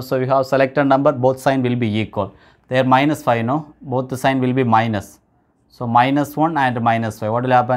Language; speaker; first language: English; non-native, local second language; Tamil